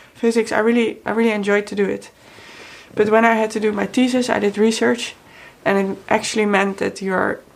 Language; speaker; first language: English; non-native, fluent; Dutch